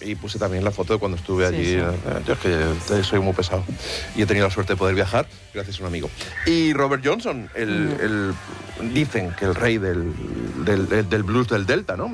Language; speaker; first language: Spanish; native; Spanish